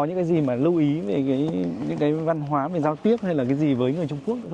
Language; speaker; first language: Vietnamese; native; Vietnamese